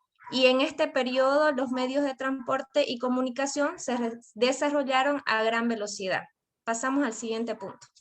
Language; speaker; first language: Spanish; native; Spanish